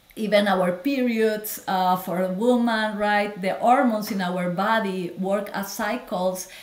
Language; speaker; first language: English; non-native, fluent; Spanish